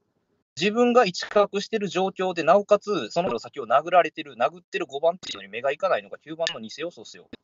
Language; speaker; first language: Japanese; native; Japanese